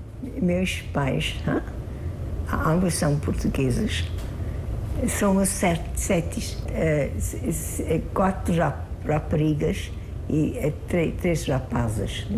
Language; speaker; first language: Portuguese; early bilingual, heritage; Portuguese